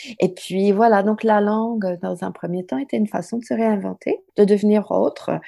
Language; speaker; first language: French; non-native, local second language; English